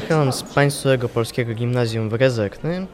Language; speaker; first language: Polish; non-native, local second language; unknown